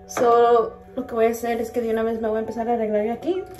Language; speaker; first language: Spanish; early bilingual, heritage; Spanish